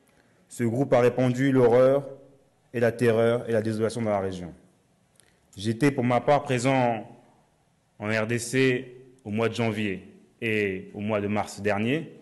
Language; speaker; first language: French; native; French